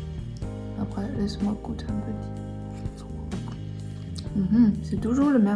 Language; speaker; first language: French; non-native, learner; Chinese